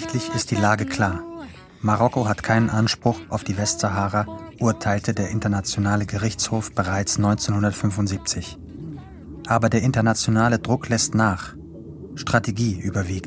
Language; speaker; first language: German; native; German